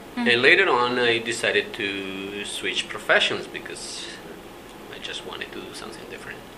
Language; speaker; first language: English; non-native, fluent; Spanish